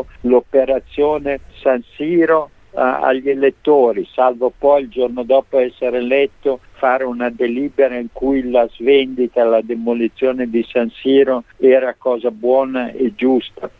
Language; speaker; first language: Italian; native; Italian